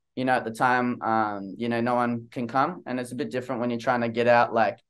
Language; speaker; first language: English; native; English